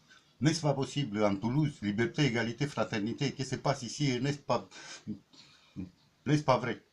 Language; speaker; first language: French; non-native, learner; Romanian